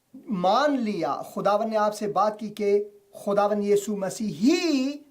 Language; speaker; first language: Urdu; non-native, fluent; Persian